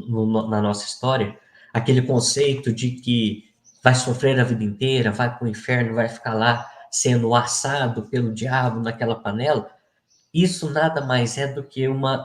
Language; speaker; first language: Portuguese; native; Portuguese